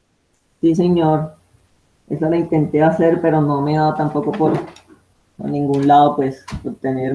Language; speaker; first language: Spanish; native; Spanish